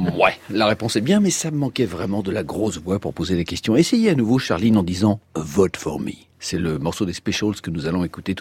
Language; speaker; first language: French; native; French